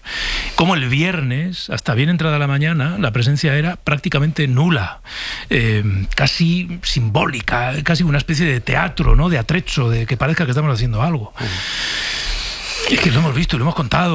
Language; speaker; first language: Spanish; native; Spanish